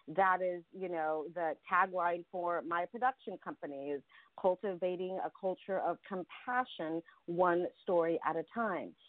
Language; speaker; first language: English; early bilingual, other home language; Russian